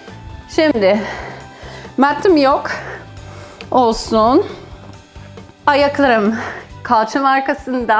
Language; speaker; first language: Turkish; non-native, fluent; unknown